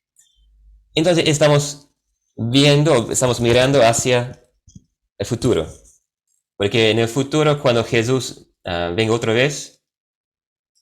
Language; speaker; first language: Spanish; non-native, fluent; English